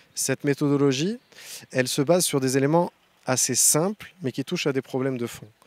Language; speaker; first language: French; non-native, local second language; Arabic